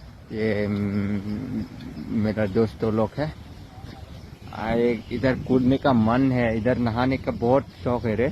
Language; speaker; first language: Hindi; non-native, local second language; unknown